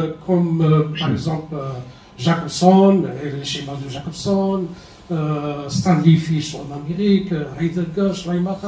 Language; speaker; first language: French; non-native, learner; Arabic